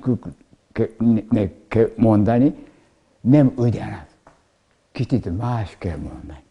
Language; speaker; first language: Hungarian; non-native, learner; Japanese